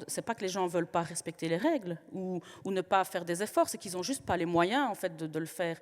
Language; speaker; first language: French; native; French